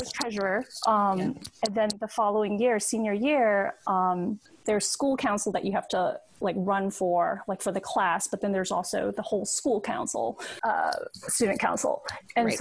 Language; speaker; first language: English; early bilingual, other home language; Cantonese